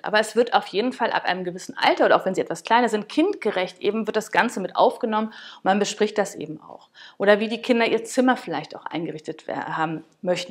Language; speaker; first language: German; native; German